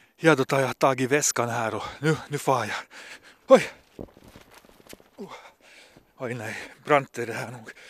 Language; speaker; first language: Swedish; native; Swedish